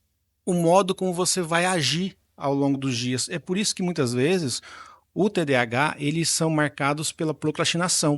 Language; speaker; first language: Portuguese; native; Portuguese